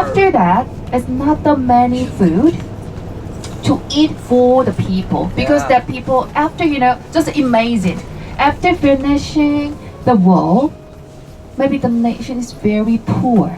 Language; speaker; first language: English; non-native, learner; Korean